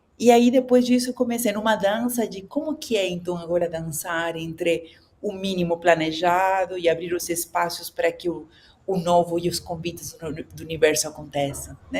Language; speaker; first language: Portuguese; non-native, fluent; Spanish